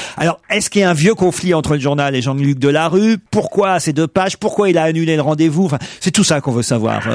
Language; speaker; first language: French; native; French